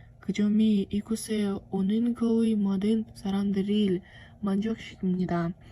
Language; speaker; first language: Korean; non-native, learner; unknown